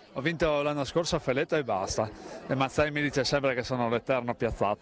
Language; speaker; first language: Italian; native; Italian